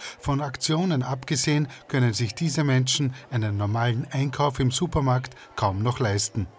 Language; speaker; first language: German; native; German